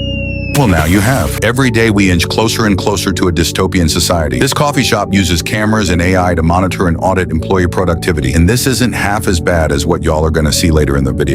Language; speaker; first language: English; native; English